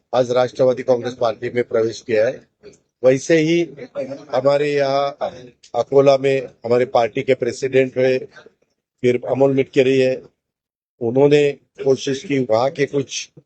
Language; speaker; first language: Hindi; non-native, local second language; Marathi